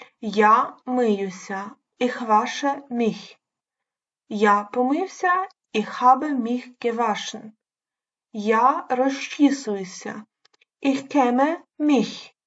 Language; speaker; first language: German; non-native, learner; Ukrainian